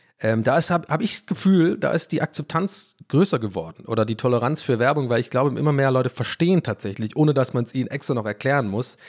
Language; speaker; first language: German; native; German